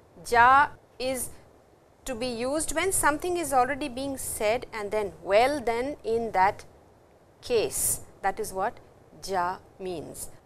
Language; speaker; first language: English; non-native, local second language; Hindi